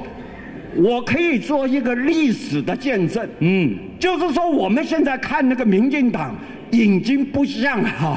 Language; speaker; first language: Chinese; native; Chinese